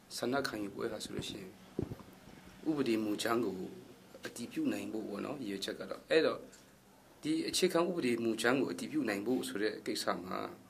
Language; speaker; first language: Burmese; non-native, local second language; Kachin